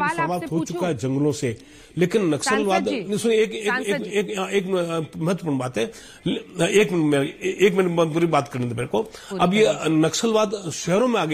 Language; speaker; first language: Hindi; native; Hindi